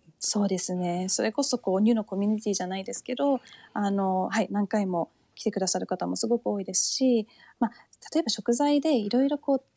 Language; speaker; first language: Japanese; early bilingual, heritage; Japanese